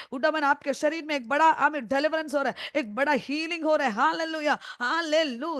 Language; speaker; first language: Hindi; non-native, local second language; Malayalam